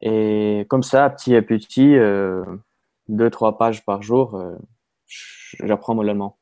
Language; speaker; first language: French; non-native, fluent; Russian